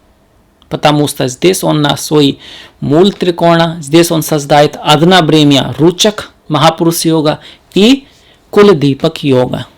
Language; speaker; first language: Russian; non-native, learner; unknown